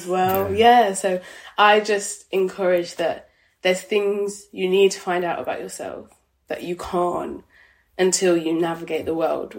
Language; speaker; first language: English; native; English